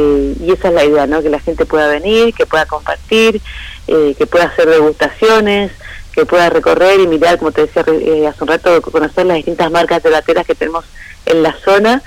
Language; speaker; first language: Spanish; native; Spanish